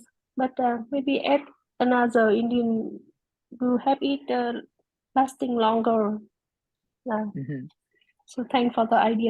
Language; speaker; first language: English; non-native, learner; Vietnamese